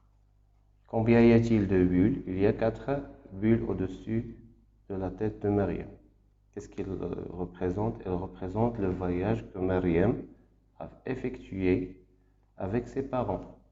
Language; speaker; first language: French; non-native, local second language; Arabic